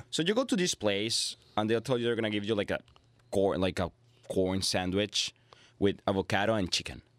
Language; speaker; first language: English; non-native, fluent; Spanish